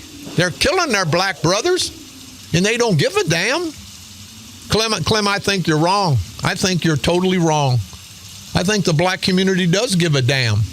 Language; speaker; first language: English; native; English